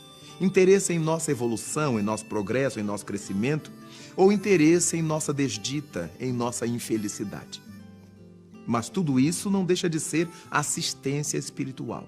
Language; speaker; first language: Portuguese; native; Portuguese